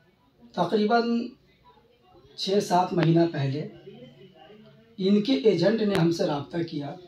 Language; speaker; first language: Hindi; native; Hindi